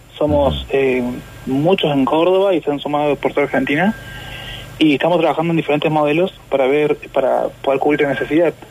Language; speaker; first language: Spanish; native; Spanish